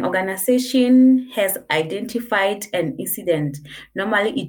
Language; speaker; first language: English; non-native, local second language; Southern Sotho